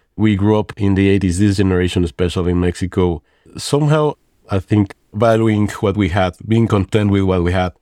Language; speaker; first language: English; non-native, fluent; Spanish